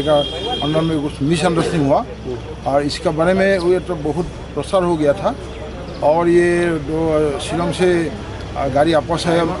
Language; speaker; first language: Hindi; non-native, local second language; Assamese